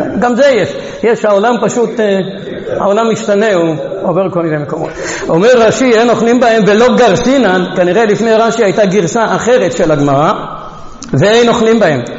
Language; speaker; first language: Hebrew; non-native, fluent; Hungarian